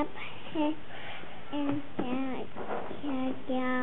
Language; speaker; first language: French; non-native, learner; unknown